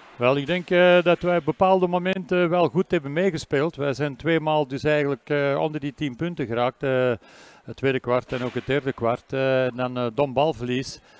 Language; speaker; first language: Dutch; native; Dutch